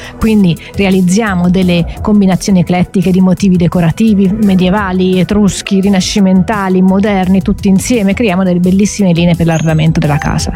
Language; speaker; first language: Italian; native; Italian